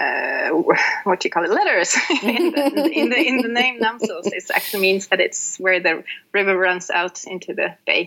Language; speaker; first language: English; non-native, fluent; Norwegian